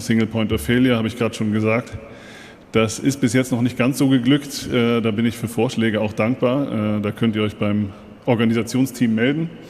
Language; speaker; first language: German; native; German